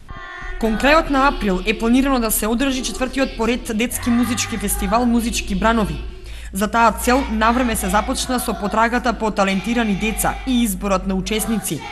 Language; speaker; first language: Macedonian; native; Macedonian